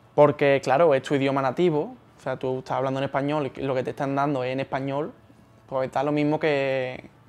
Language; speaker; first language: Spanish; native; Spanish